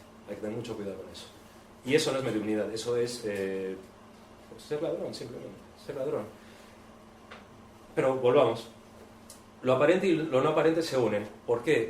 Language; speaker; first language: Spanish; native; Spanish